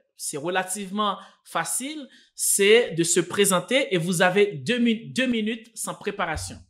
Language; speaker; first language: French; non-native, local second language; Haitian Creole